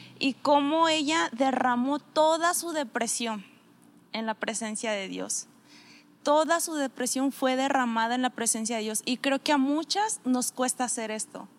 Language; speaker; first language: Spanish; native; Spanish